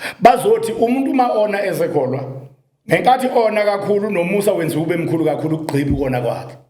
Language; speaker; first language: Zulu; native; Zulu